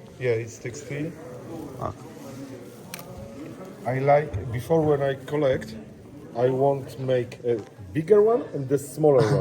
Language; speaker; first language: English; non-native, learner; Polish